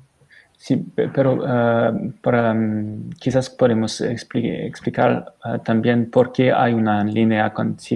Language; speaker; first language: Spanish; non-native, learner; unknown